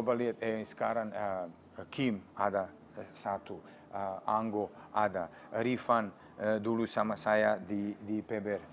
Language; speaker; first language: Indonesian; non-native, fluent; Serbian